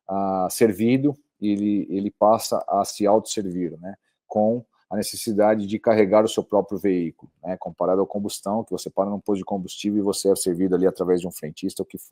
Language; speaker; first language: Portuguese; native; Portuguese